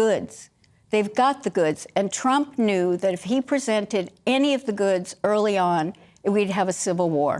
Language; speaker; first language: English; native; English